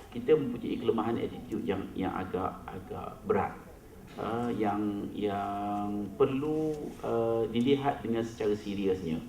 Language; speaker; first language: Malay; native; Malay